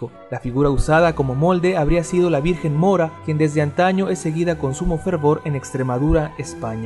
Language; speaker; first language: Spanish; native; Spanish